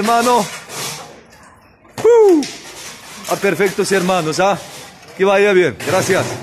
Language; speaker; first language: Spanish; non-native, learner; Arabic